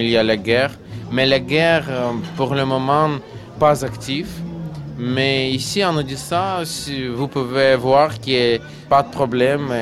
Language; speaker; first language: French; non-native, learner; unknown